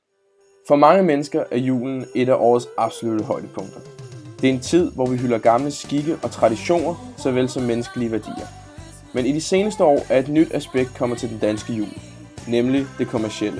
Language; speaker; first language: Danish; native; Danish